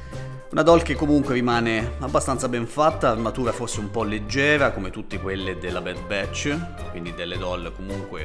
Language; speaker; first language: Italian; native; Italian